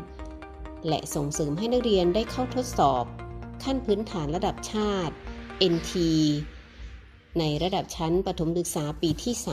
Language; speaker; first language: Thai; native; Thai